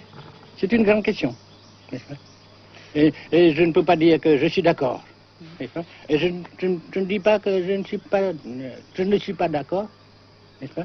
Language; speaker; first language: French; non-native, local second language; Vietnamese